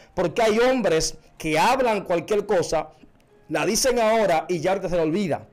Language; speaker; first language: Spanish; native; Spanish